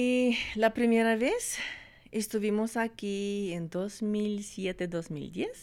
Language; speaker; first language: Spanish; non-native, fluent; Russian